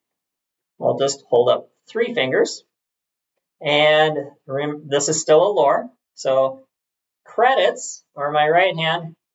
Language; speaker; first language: English; native; English